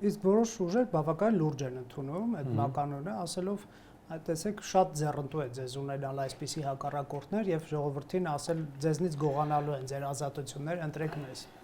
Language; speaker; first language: Armenian; native; Armenian